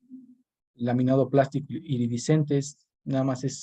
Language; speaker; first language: Spanish; native; Spanish